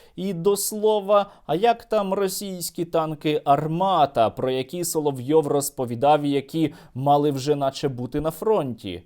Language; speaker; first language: Ukrainian; native; Ukrainian